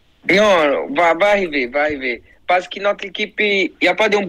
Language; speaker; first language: French; non-native, learner; Portuguese